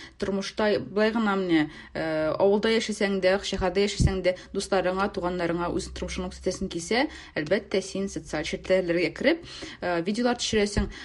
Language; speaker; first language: Tatar; native; Tatar